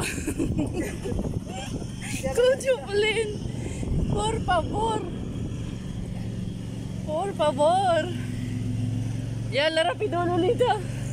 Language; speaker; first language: Spanish; non-native, learner; Filipino